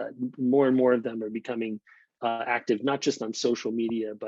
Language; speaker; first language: English; native; English